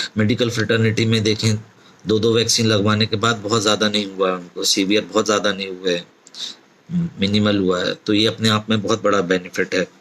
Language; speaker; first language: Hindi; native; Hindi